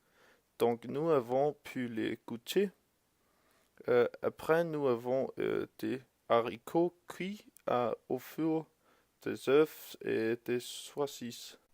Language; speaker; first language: French; non-native, learner; Danish